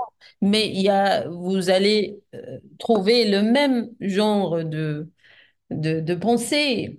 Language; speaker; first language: French; non-native, fluent; Arabic